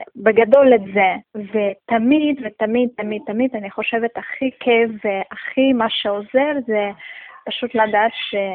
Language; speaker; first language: Hebrew; non-native, fluent; Russian